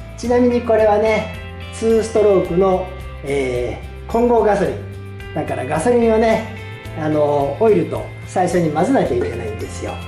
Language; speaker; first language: Japanese; native; Japanese